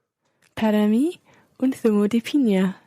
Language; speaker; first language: Spanish; non-native, learner; English